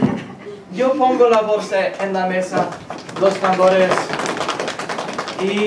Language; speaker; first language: Spanish; non-native, fluent; English